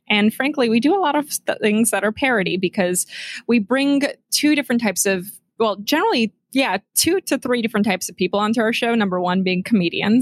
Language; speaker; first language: English; native; English